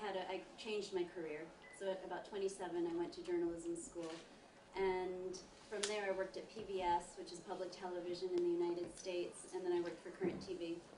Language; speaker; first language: English; early bilingual, other home language; Italian